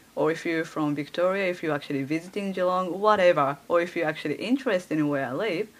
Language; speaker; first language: English; early bilingual, other home language; Japanese